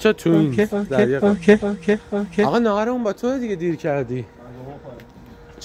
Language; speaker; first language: Persian; native; Persian